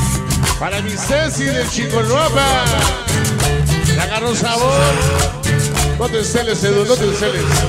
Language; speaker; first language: Spanish; native; Spanish